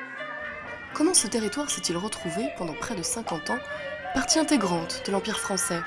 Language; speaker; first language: French; native; French